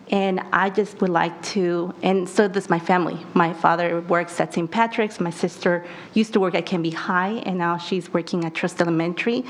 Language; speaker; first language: English; early bilingual, other home language; Spanish